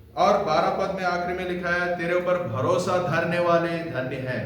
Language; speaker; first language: Hindi; non-native, local second language; Telugu